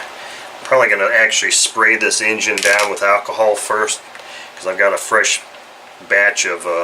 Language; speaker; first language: English; native; English